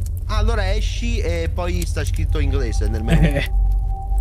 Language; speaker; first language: Italian; native; Italian